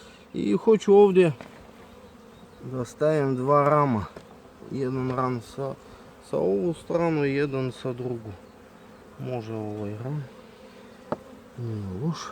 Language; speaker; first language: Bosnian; non-native, learner; Russian